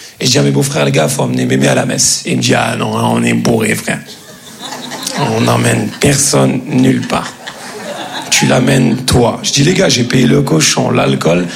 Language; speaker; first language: French; native; French